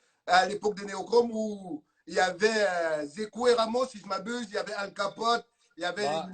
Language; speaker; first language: French; native; French